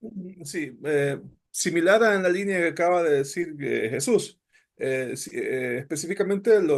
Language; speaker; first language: Spanish; native; Spanish